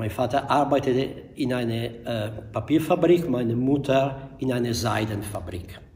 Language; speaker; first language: German; non-native, fluent; Italian